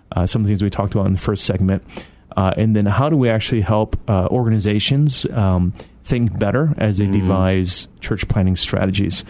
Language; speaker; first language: English; native; English